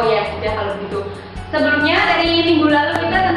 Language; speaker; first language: Indonesian; native; Indonesian